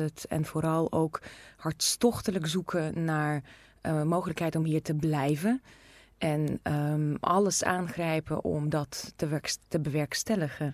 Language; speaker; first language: Dutch; non-native, fluent; Russian